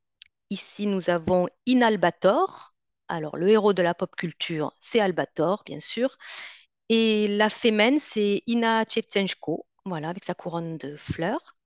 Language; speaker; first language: French; native; French